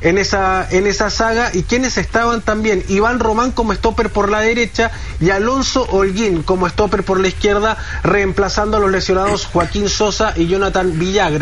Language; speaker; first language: Spanish; native; Spanish